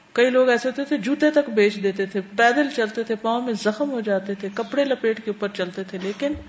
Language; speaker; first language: Urdu; native; Urdu